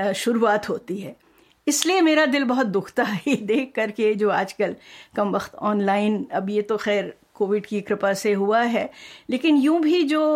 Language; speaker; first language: Hindi; non-native, local second language; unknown